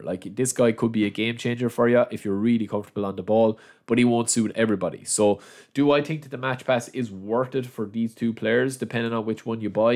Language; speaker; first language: English; native; English